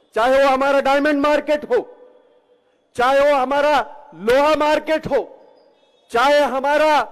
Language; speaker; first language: Hindi; non-native, local second language; Marathi